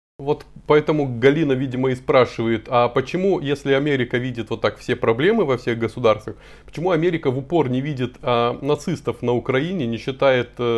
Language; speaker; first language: Russian; native; Russian